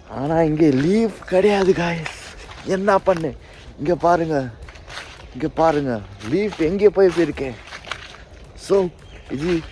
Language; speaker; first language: Tamil; non-native, learner; Nepali